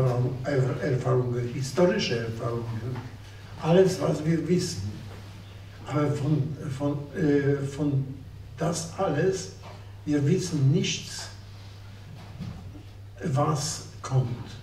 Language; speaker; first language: German; non-native, fluent; Polish